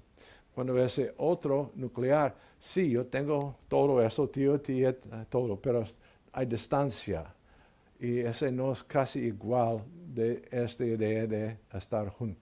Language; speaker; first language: Spanish; non-native, learner; English